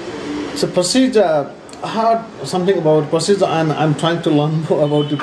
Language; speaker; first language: English; non-native, learner; Nepali